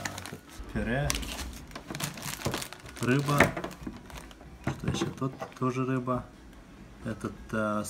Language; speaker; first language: Russian; non-native, fluent; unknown